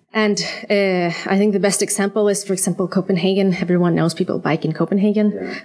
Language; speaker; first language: English; non-native, fluent; Swedish